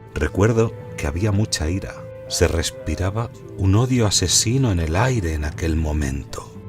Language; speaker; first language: Spanish; non-native, fluent; English